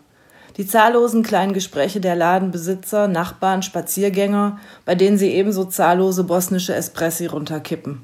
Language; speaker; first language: German; native; German